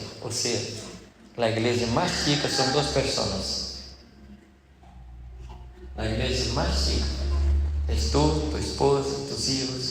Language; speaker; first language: Spanish; non-native, fluent; Portuguese